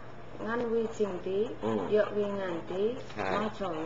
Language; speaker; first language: Cantonese; non-native, learner; Indonesian